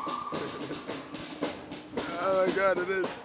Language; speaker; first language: English; native; English